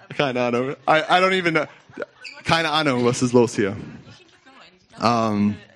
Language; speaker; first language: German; non-native, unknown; English